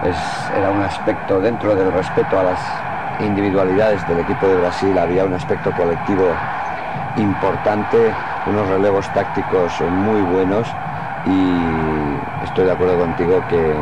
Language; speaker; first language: Spanish; native; Spanish